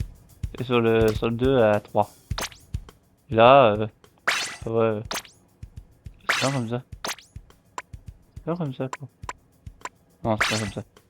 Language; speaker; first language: French; native; French